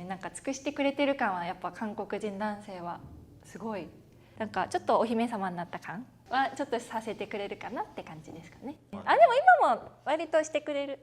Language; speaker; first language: Japanese; native; Japanese